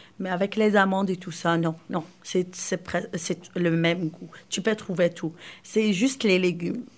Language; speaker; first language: French; non-native, local second language; Arabic